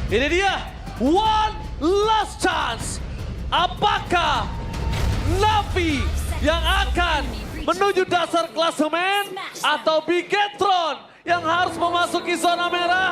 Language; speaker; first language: Indonesian; native; Indonesian